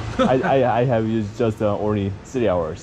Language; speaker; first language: English; non-native, learner; Korean